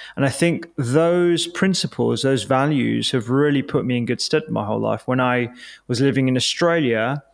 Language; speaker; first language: English; native; English